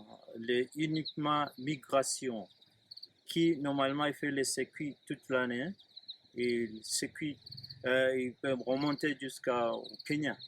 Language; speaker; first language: French; non-native, learner; Swahili